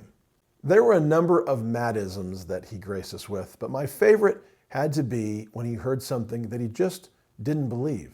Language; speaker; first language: English; native; English